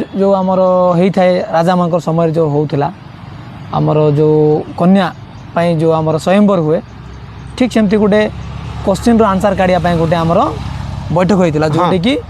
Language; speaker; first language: Odia; non-native, local second language; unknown